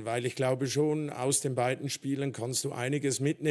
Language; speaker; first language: German; native; German